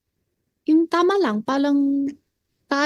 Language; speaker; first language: Filipino; non-native, learner; Chinese